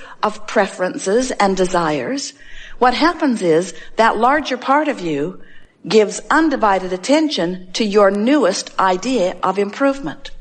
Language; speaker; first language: English; native; English